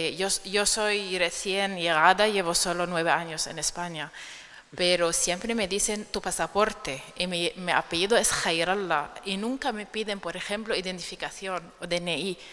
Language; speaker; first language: Spanish; non-native, fluent; Arabic